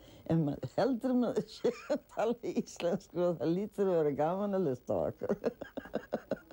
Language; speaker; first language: Icelandic; early bilingual, heritage; Icelandic